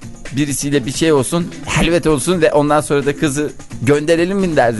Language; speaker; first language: Turkish; native; Turkish